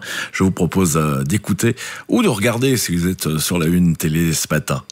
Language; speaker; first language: French; native; French